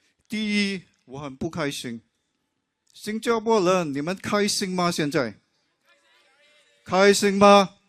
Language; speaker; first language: Chinese; non-native, local second language; English